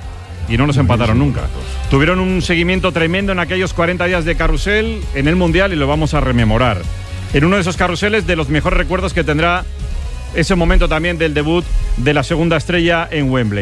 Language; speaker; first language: Spanish; native; Spanish